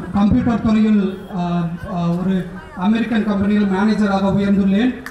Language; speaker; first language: Tamil; non-native, local second language; Telugu